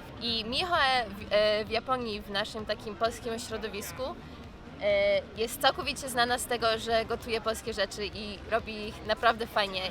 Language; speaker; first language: Polish; early bilingual, heritage; English